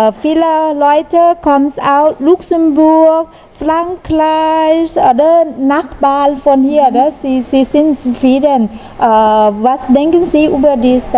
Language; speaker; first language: German; non-native, learner; Thai